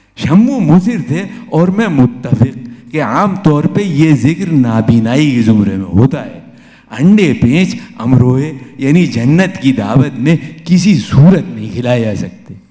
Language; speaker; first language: Urdu; native; Urdu